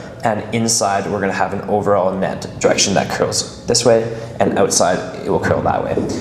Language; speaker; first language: English; native; English